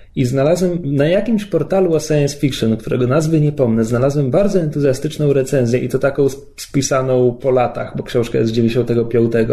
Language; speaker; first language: Polish; native; Polish